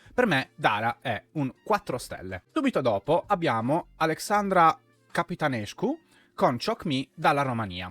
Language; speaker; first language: Italian; native; Italian